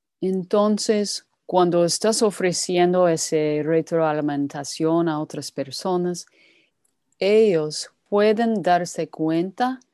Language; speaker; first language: Spanish; non-native, fluent; English